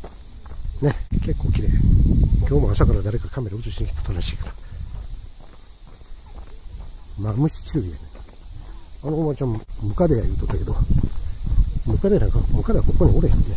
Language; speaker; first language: Japanese; native; Japanese